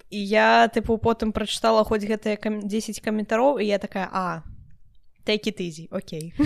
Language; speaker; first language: Belarusian; non-native, local second language; Russian